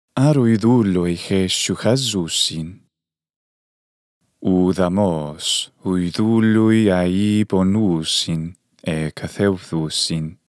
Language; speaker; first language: Greek; non-native, fluent; English